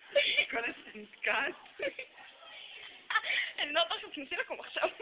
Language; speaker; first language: Hebrew; native; Hebrew